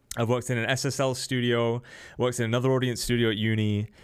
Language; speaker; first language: English; native; English